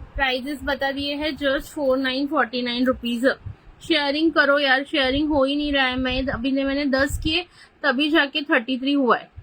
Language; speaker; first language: Hindi; non-native, local second language; Marathi